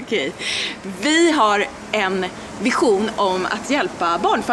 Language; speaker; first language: Swedish; native; Swedish